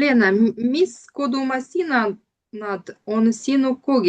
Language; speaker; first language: Estonian; non-native, learner; Russian